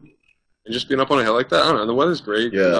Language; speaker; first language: English; native; English